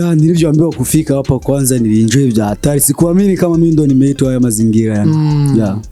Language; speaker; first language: Swahili; non-native, local second language; Rundi